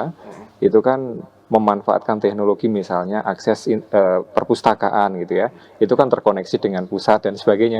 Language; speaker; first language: Indonesian; native; Indonesian